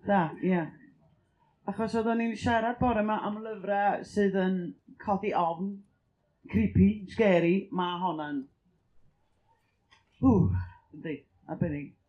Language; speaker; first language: Welsh; native; Welsh